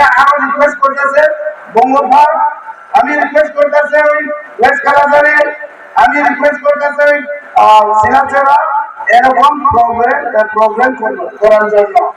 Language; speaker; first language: Bangla; non-native, learner; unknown